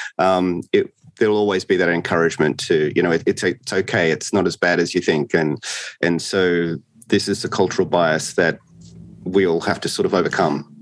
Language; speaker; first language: English; native; English